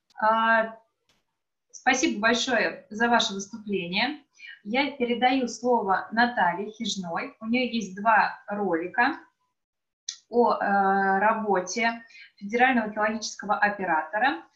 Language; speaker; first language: Russian; native; Russian